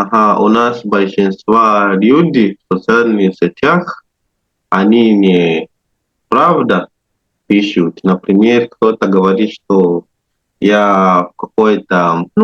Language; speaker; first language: Russian; non-native, learner; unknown